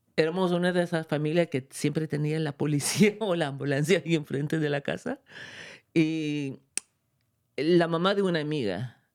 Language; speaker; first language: Spanish; early bilingual, heritage; Spanish